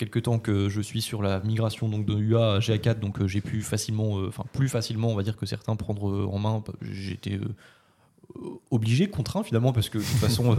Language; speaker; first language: French; native; French